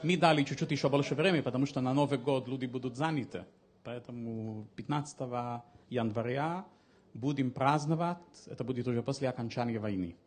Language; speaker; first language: Russian; non-native, learner; English